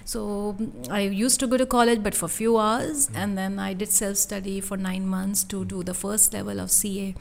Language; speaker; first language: English; non-native, local second language; Hindi